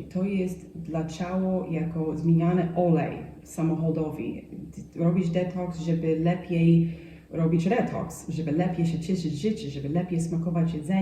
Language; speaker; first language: Polish; non-native, fluent; English